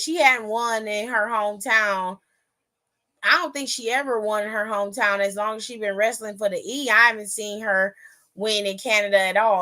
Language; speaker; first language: English; native; English